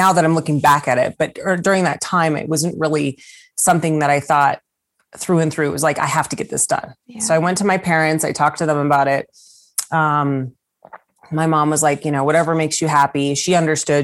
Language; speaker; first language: English; native; English